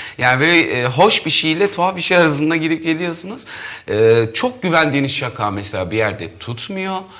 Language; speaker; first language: Turkish; native; Turkish